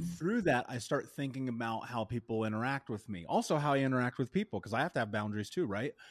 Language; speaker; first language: English; native; English